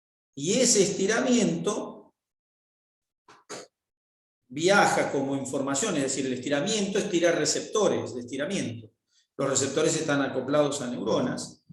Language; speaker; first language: Spanish; native; Spanish